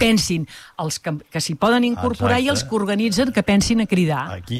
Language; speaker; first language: Catalan; native; Catalan